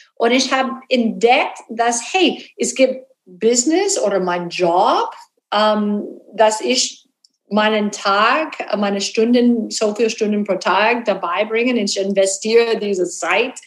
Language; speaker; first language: German; non-native, fluent; English